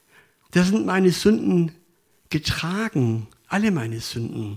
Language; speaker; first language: German; native; German